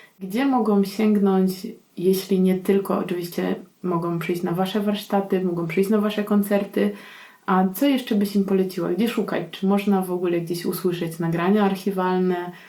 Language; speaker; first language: Polish; native; Polish